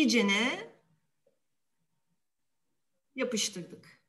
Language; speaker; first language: Turkish; native; Turkish